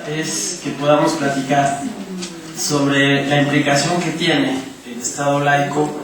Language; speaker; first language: Spanish; native; Spanish